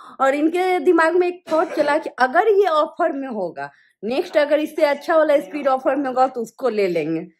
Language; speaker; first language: Hindi; native; Hindi